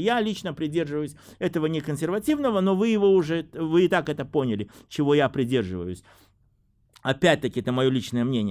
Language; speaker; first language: Russian; native; Russian